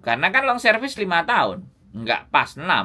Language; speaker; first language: Indonesian; non-native, local second language; Javanese